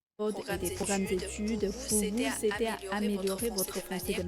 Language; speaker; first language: French; non-native, fluent; Chinese